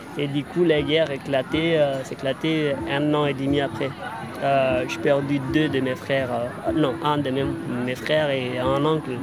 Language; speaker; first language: French; non-native, fluent; Arabic